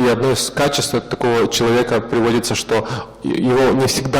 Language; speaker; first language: Russian; native; Russian